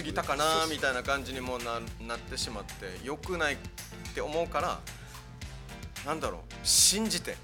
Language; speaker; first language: Japanese; native; Japanese